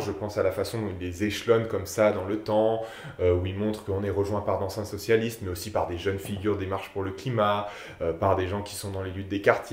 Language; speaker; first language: French; native; French